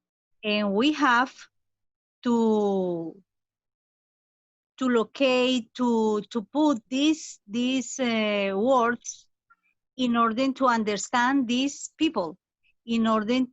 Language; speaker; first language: English; non-native, fluent; Spanish